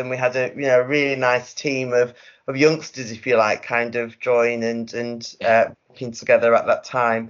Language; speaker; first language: English; native; English